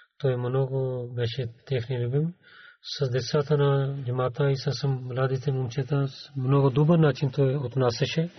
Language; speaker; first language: Bulgarian; non-native, learner; Urdu